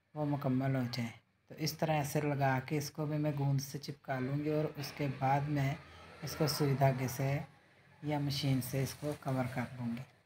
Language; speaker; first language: Hindi; native; Hindi